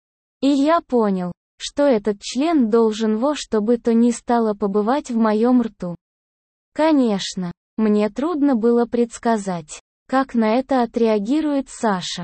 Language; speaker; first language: Russian; native; Russian